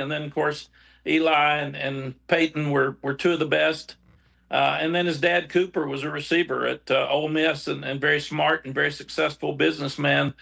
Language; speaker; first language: English; native; English